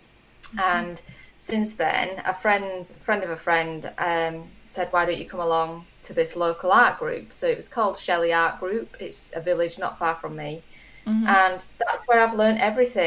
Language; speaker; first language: English; native; English